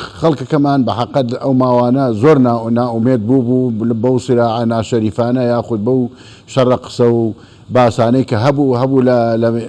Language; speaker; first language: Central Kurdish; native; Central Kurdish